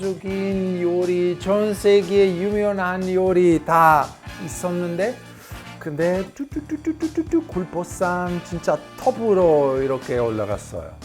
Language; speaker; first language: Korean; non-native, learner; Italian